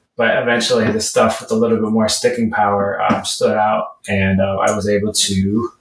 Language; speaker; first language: English; native; English